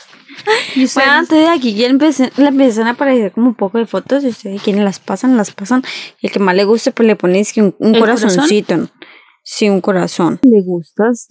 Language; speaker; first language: Spanish; native; Spanish